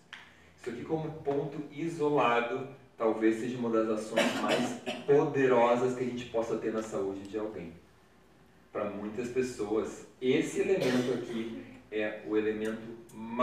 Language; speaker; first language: Portuguese; native; Portuguese